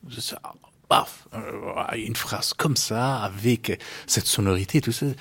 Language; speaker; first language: French; non-native, fluent; Persian